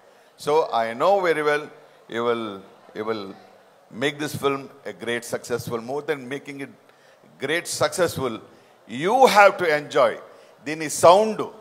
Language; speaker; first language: Telugu; non-native, local second language; Tamil